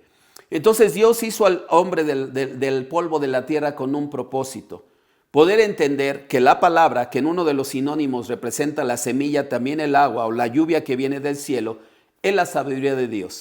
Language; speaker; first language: Spanish; native; Spanish